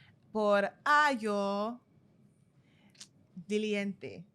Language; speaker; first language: Spanish; non-native, learner; English